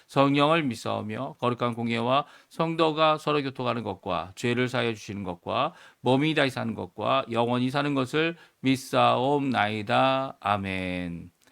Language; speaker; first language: Korean; native; Korean